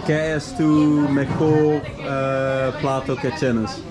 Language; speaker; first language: Spanish; non-native, learner; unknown